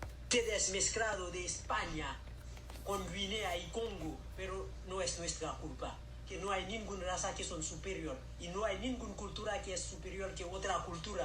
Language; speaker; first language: Spanish; non-native, learner; Haitian Creole